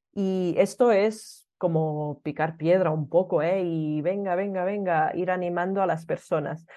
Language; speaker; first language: Spanish; early bilingual, other home language; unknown